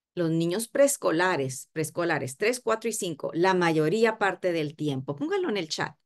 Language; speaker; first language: Spanish; early bilingual, heritage; Spanish